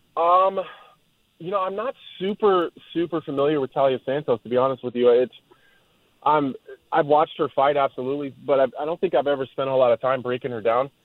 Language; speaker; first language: English; native; English